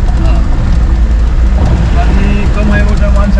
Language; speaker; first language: Hindi; non-native, local second language; Malayalam